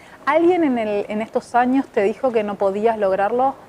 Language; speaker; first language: Spanish; native; Spanish